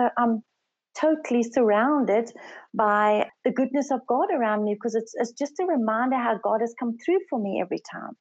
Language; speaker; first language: English; non-native, local second language; Afrikaans